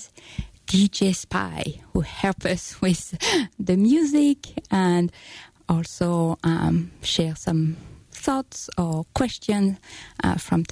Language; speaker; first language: English; non-native, fluent; French